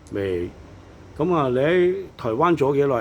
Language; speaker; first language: Cantonese; native; Cantonese